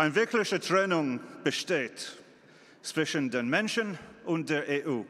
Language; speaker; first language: German; non-native, fluent; English